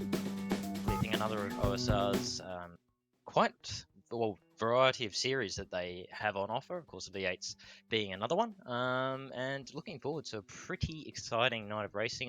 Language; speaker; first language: English; native; English